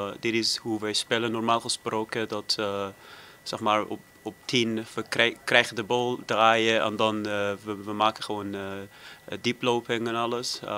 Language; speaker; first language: Dutch; non-native, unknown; Persian